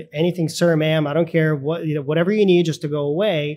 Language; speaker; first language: English; early bilingual, other home language; Russian